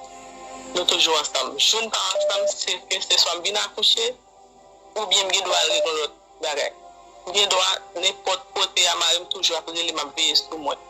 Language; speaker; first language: Haitian Creole; native; Haitian Creole